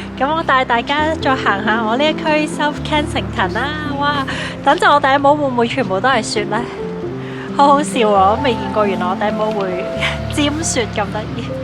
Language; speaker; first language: Cantonese; early bilingual, heritage; Cantonese